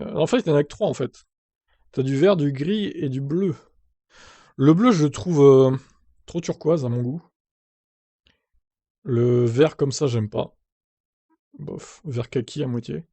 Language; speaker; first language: French; native; French